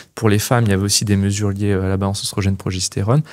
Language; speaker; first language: French; native; French